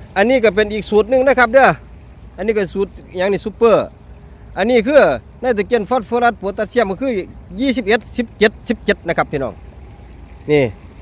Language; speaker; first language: Thai; non-native, local second language; Northeastern Thai